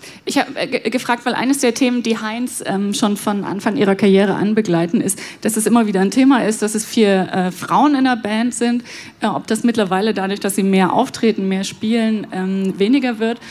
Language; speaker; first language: German; native; German